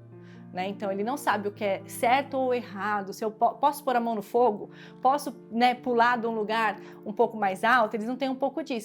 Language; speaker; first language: Portuguese; native; Portuguese